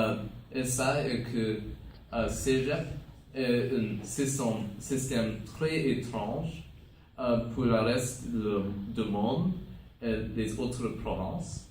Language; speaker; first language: French; non-native, local second language; English